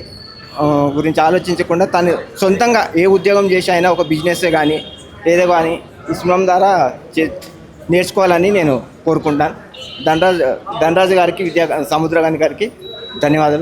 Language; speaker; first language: Telugu; native; Telugu